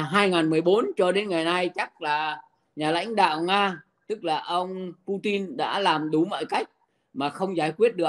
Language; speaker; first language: Vietnamese; native; Vietnamese